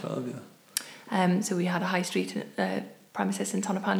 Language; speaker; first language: English; native; English